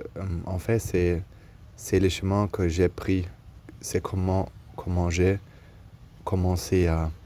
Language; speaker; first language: French; non-native, learner; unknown